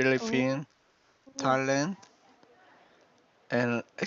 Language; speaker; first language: English; non-native, learner; Korean